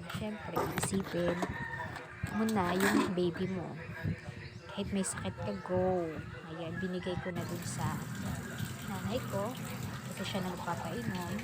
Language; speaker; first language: Filipino; non-native, local second language; Cebuano